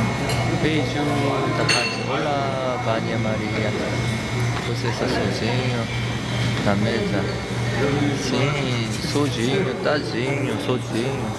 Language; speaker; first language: Portuguese; non-native, learner; Korean